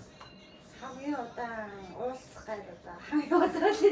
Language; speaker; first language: Mongolian; native; Mongolian